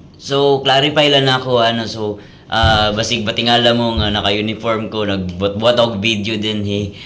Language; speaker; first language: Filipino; non-native, local second language; Cebuano